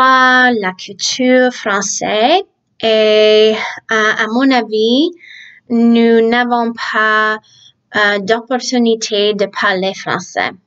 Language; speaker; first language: French; early bilingual, other home language; Czech